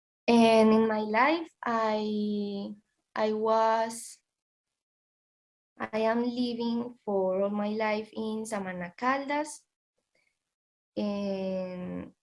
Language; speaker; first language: English; non-native, learner; Spanish